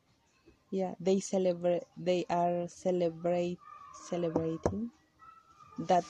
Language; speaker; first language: English; non-native, learner; Kaqchikel